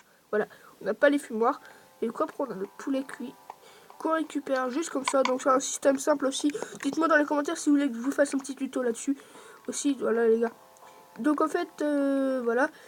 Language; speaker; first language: French; native; French